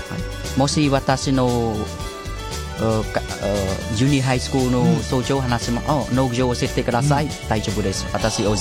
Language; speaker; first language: Japanese; non-native, learner; Khmer